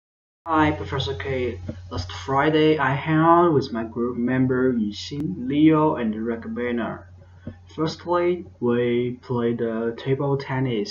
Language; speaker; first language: English; non-native, learner; Chinese